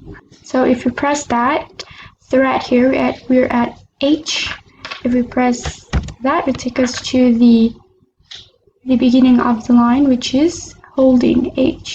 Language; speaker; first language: English; non-native, local second language; Malay